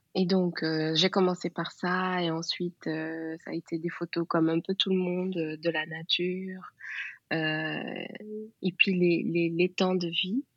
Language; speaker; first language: French; non-native, local second language; Wolof